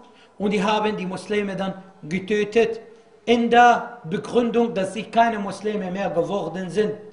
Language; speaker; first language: German; non-native, fluent; Arabic